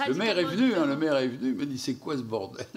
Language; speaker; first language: French; native; French